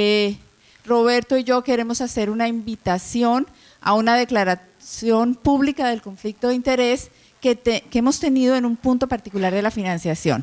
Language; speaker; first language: Spanish; native; Spanish